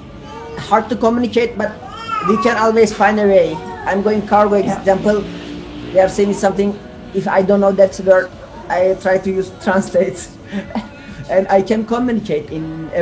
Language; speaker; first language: English; non-native, learner; Turkish